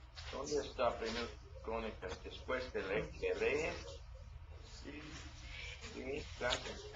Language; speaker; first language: Spanish; non-native, learner; English